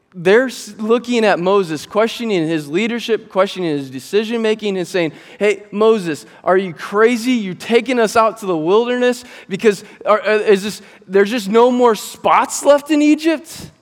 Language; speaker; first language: English; native; English